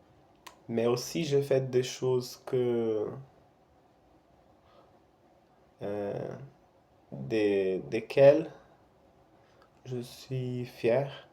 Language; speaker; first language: French; non-native, fluent; Portuguese